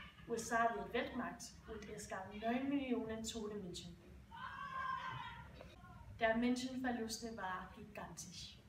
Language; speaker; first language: German; non-native, learner; Danish